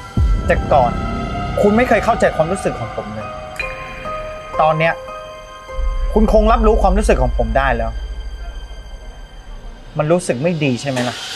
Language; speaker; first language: Thai; native; Thai